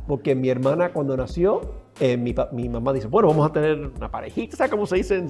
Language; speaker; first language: Spanish; early bilingual, heritage; Spanish